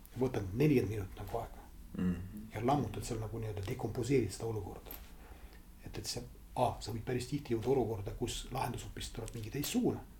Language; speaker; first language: Estonian; non-native, local second language; Russian